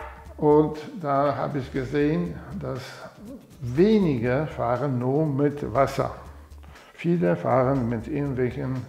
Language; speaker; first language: German; non-native, fluent; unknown